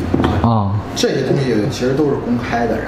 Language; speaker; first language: Chinese; native; Chinese